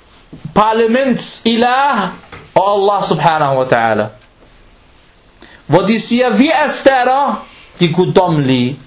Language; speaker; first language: Danish; non-native, local second language; Arabic